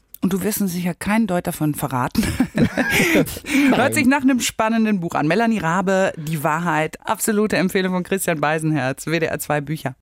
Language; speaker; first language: German; native; German